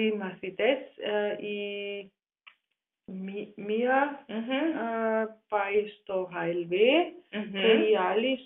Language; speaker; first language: Greek; non-native, learner; German